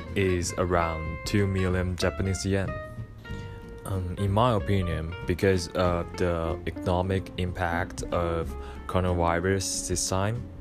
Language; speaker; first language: English; non-native, fluent; Chinese